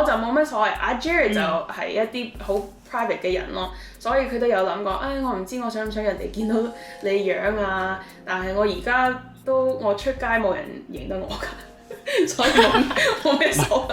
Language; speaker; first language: Cantonese; early bilingual, heritage; Cantonese